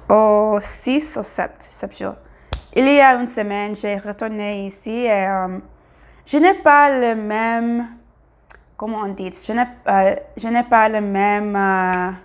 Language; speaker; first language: French; non-native, learner; English